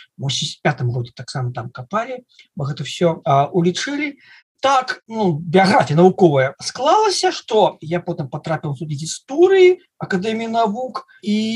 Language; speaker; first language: Belarusian; non-native, local second language; Russian